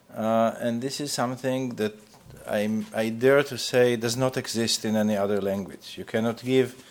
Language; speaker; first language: English; non-native, fluent; Hebrew